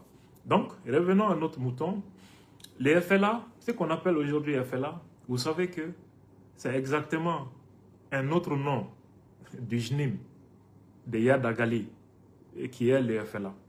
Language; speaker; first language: French; non-native, local second language; Bambara